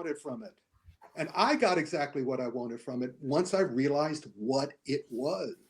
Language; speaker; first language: English; native; English